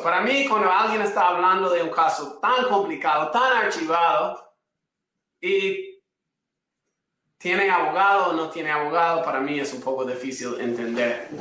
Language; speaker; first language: Spanish; non-native, fluent; English